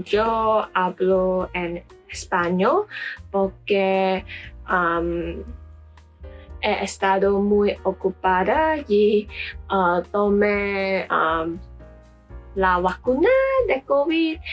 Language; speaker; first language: Spanish; non-native, learner; Malay